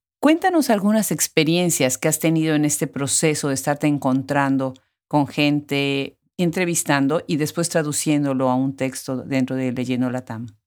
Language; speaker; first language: Spanish; native; Spanish